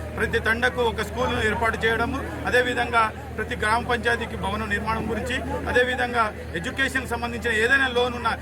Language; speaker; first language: Telugu; non-native, local second language; Lambadi